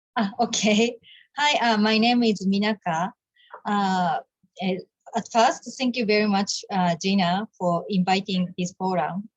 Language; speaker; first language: English; non-native, learner; Japanese